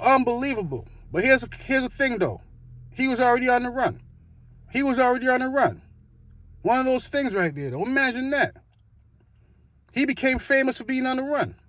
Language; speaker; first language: English; native; English